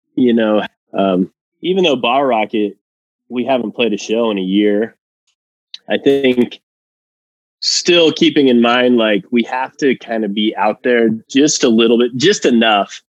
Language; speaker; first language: English; non-native, fluent; Spanish